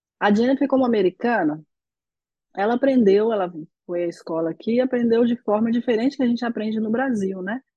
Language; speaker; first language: Portuguese; native; Portuguese